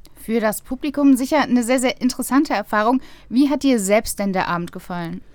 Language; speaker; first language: German; native; German